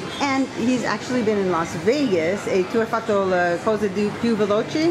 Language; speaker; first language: Italian; non-native, learner; English